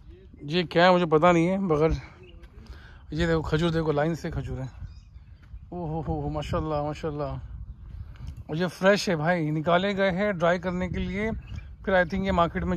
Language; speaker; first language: Hindi; native; Hindi